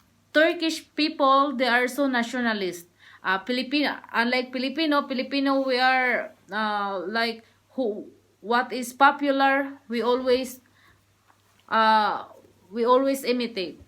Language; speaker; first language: English; non-native, learner; Filipino